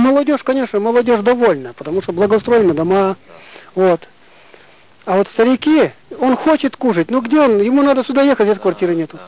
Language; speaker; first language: Russian; non-native, local second language; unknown